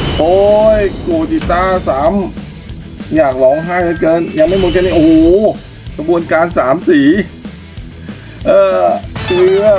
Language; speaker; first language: Thai; native; Thai